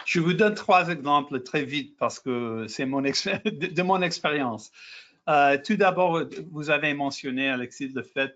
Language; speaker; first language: French; non-native, fluent; English